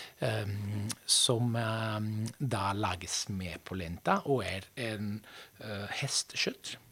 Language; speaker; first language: Norwegian; non-native, fluent; Italian